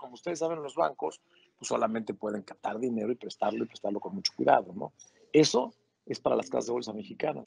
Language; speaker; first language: Spanish; native; Spanish